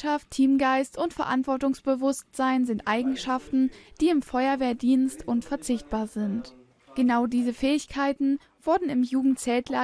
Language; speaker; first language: German; native; German